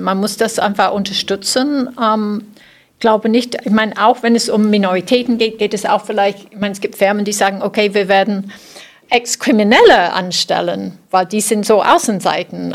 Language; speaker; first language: German; non-native, fluent; English